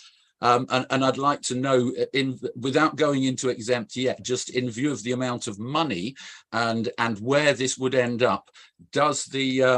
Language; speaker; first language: English; native; English